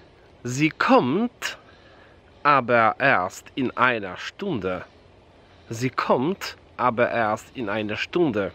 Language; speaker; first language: German; non-native, fluent; Polish